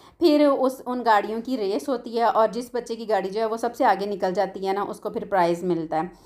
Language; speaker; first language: Urdu; non-native, local second language; Punjabi